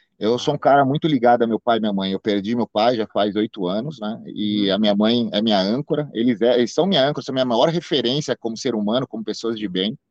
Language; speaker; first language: Portuguese; native; Portuguese